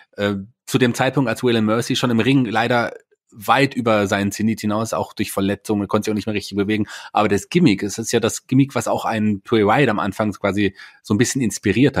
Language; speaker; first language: German; native; German